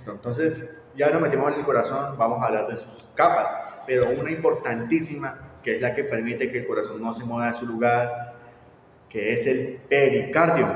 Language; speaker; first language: Spanish; native; Spanish